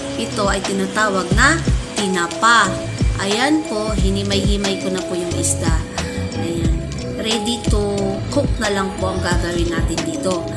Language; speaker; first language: Filipino; non-native, local second language; Iloko